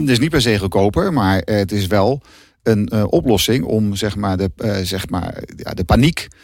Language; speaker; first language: Dutch; native; Dutch